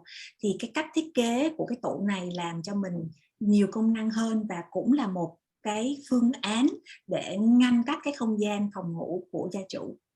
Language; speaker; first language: Vietnamese; native; Vietnamese